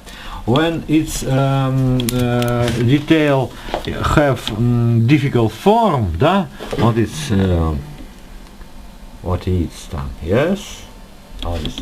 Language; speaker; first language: English; non-native, learner; Russian